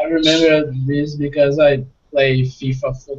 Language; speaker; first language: English; non-native, fluent; Portuguese